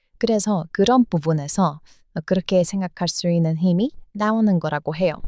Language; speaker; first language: Korean; non-native, fluent; English